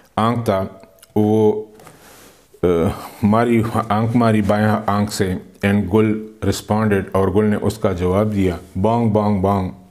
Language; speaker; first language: Urdu; non-native, local second language; Pashto